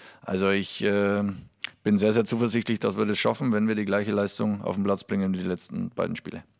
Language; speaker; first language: German; native; German